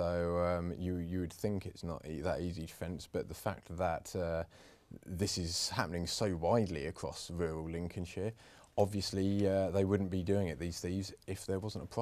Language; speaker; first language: English; native; English